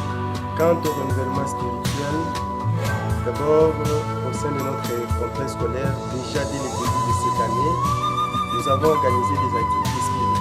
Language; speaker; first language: French; non-native, fluent; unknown